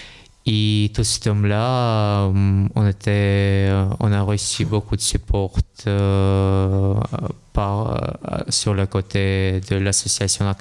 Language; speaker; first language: French; non-native, learner; Russian